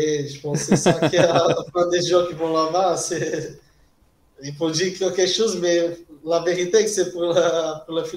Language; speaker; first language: French; non-native, fluent; Portuguese